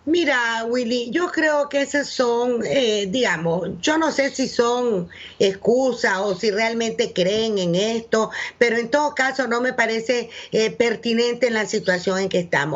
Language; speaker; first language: Spanish; native; Spanish